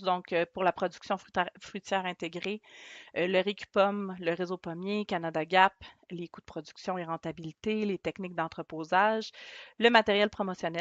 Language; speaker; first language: French; native; French